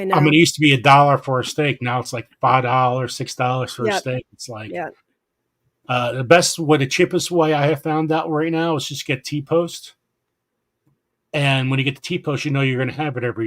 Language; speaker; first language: English; native; English